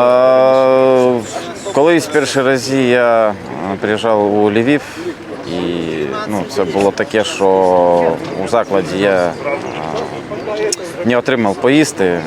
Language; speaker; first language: Ukrainian; non-native, learner; Lithuanian